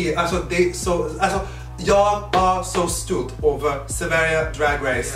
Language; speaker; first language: Swedish; non-native, fluent; English